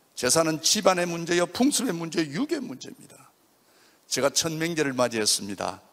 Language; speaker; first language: Korean; native; Korean